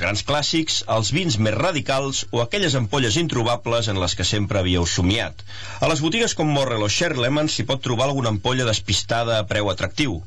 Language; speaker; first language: Catalan; native; Catalan